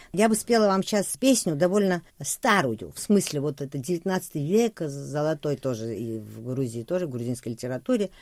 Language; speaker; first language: Russian; non-native, local second language; Georgian